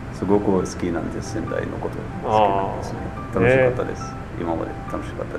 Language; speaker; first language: Japanese; non-native, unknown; Arabic